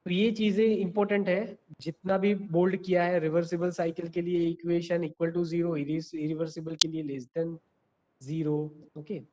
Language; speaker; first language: Hindi; non-native, local second language; Gujarati